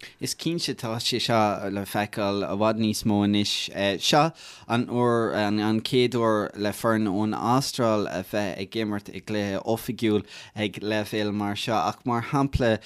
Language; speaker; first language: Irish; native; Irish